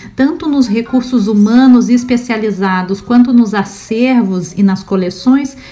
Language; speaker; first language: Portuguese; native; Portuguese